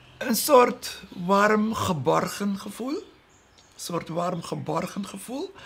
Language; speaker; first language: Dutch; non-native, local second language; Papiamento